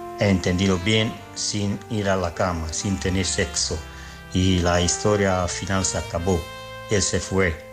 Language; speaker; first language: Spanish; non-native, fluent; Italian